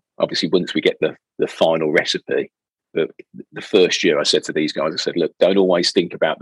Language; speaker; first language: English; native; English